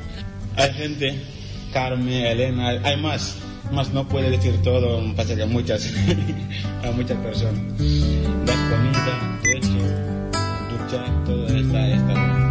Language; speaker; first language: Spanish; non-native, learner; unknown